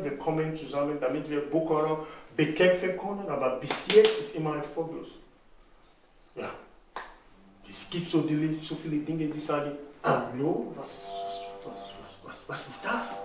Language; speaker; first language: German; non-native, fluent; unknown